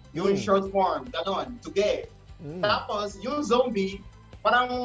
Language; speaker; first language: Filipino; non-native, learner; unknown